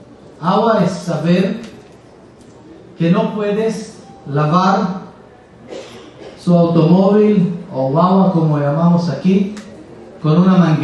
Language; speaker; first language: Spanish; non-native, fluent; Hebrew